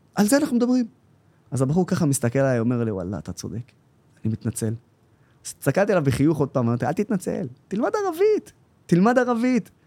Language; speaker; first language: Hebrew; non-native, local second language; Arabic